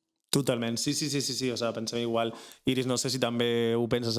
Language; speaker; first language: Catalan; native; Catalan